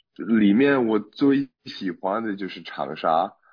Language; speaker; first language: Chinese; non-native, fluent; English